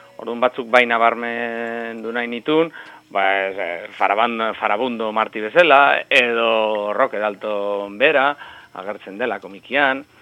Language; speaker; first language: Basque; non-native, local second language; Spanish